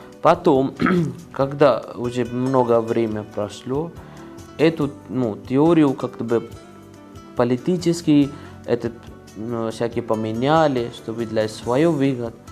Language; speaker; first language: Russian; non-native, learner; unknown